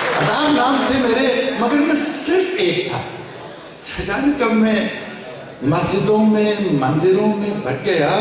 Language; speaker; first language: Urdu; native; Urdu